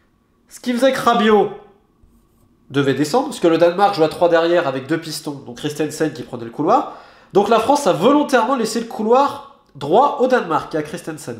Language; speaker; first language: French; native; French